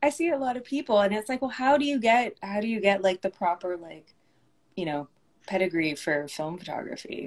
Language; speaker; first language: English; native; English